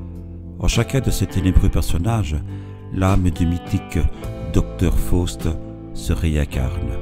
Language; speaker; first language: French; native; French